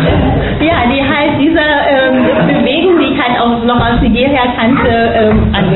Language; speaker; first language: German; non-native, fluent; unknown